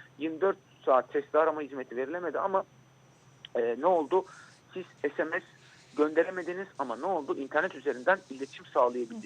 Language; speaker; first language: Turkish; native; Turkish